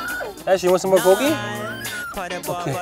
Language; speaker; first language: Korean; early bilingual, heritage; English